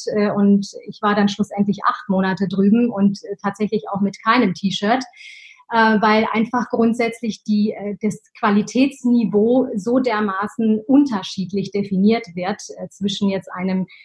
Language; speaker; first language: German; early bilingual, other home language; Arabic